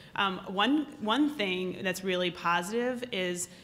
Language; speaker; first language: English; native; English